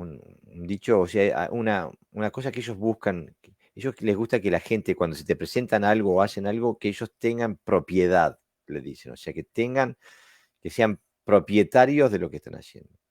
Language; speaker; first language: Spanish; native; Spanish